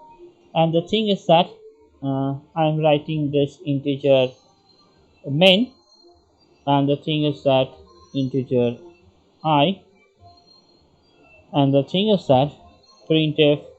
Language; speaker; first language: English; non-native, local second language; Bangla